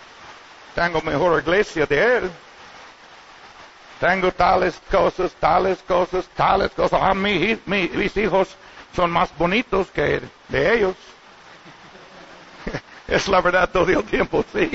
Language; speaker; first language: Spanish; non-native, learner; English